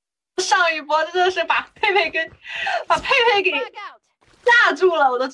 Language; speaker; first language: Chinese; native; Chinese